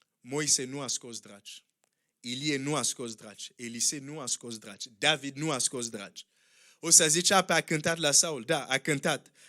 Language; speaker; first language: Romanian; non-native, fluent; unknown